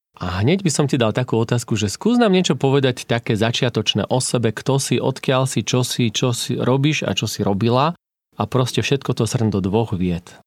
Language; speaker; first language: Slovak; native; Slovak